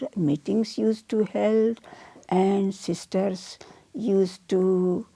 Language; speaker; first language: English; non-native, local second language; Urdu